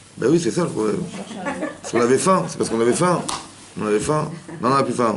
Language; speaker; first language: French; native; French